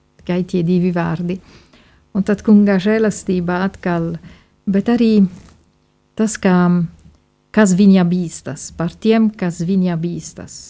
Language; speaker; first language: Latvian; non-native, fluent; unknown